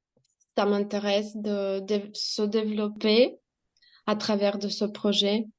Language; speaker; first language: French; non-native, fluent; Russian